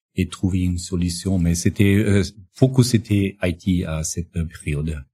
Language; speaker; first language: French; non-native, learner; German